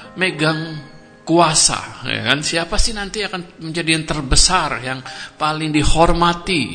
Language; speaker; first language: Indonesian; native; Indonesian